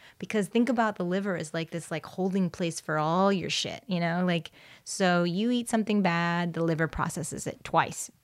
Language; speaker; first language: English; early bilingual, other home language; Spanish